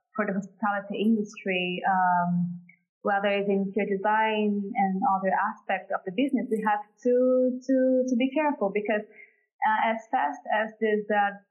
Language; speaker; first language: English; non-native, fluent; Portuguese